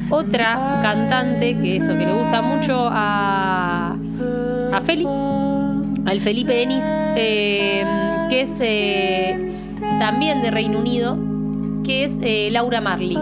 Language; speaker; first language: Spanish; native; Spanish